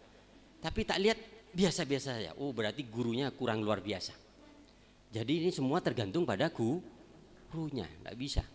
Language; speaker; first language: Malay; non-native, local second language; Javanese